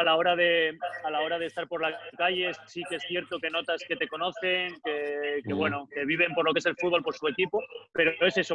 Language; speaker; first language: Spanish; native; Spanish